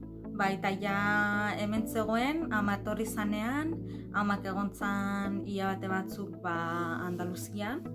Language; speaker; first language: Basque; non-native, fluent; Arabic